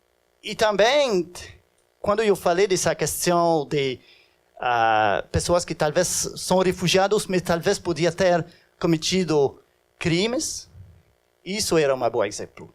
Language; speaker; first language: Portuguese; non-native, fluent; French